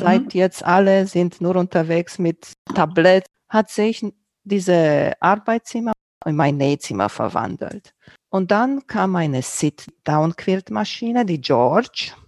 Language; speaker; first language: German; non-native, fluent; Romanian